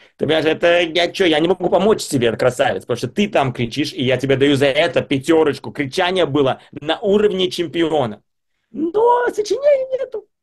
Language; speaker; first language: Russian; early bilingual, heritage; Russian